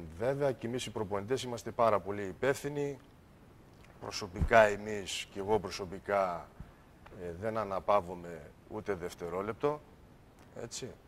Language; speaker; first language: Greek; early bilingual, heritage; Greek